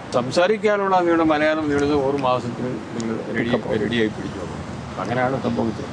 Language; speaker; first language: Malayalam; non-native, fluent; Hindi